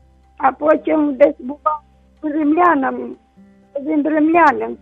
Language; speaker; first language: Ukrainian; non-native, local second language; Romanian